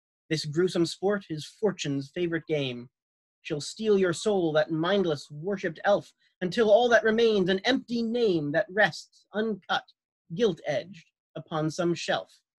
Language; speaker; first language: English; native; English